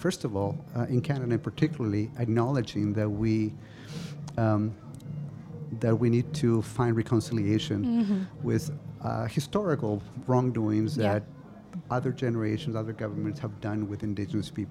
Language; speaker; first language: English; non-native, fluent; Spanish